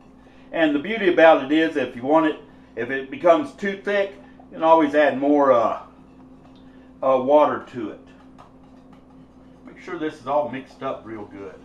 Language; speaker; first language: English; native; English